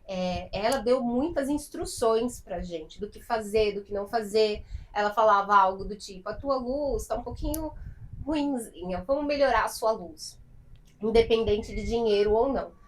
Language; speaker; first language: Portuguese; native; Portuguese